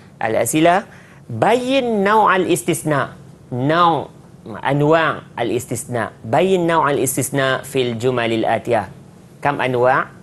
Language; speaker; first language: Arabic; non-native, fluent; Malay